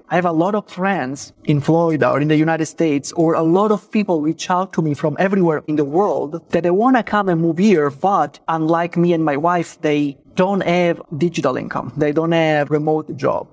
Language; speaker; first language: English; non-native, fluent; Italian